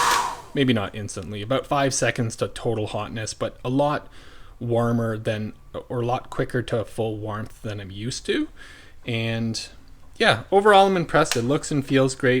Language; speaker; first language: English; native; English